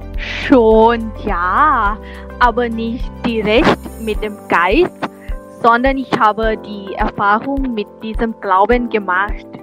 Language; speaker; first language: German; non-native, learner; Thai